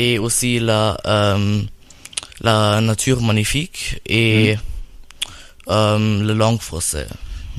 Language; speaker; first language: French; non-native, learner; German